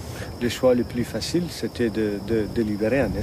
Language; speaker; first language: French; non-native, local second language; Arabic